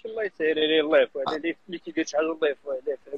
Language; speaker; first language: Arabic; native; Arabic